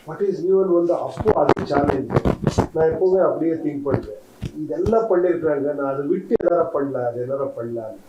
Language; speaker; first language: Tamil; non-native, learner; Kannada